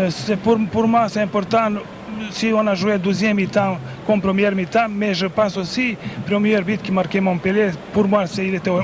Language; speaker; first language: French; non-native, learner; Serbian